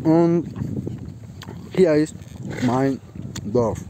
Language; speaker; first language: German; non-native, learner; Turkish